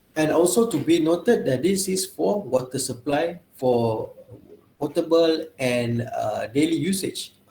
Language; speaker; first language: English; non-native, local second language; Malay